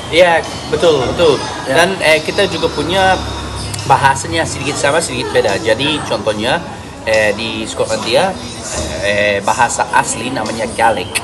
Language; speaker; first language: Indonesian; non-native, fluent; English